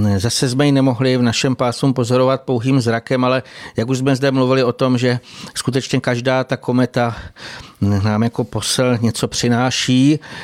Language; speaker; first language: Czech; native; Czech